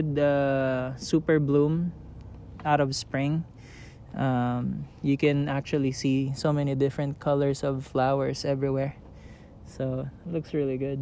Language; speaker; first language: English; non-native, local second language; Filipino